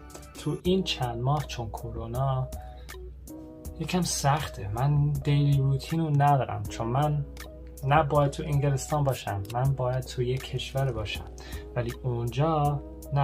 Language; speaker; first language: Persian; early bilingual, heritage; Persian